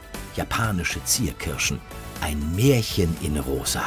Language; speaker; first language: German; native; German